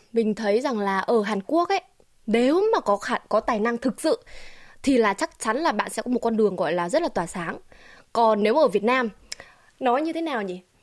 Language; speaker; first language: Vietnamese; native; Vietnamese